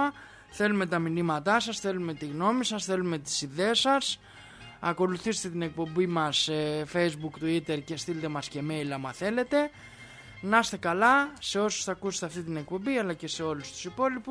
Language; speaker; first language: Greek; native; Greek